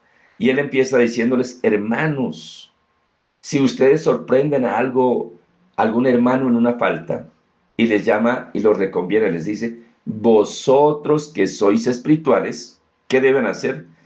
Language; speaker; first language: Spanish; native; Spanish